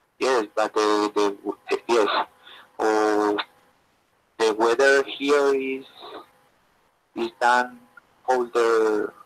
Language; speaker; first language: English; non-native, learner; Spanish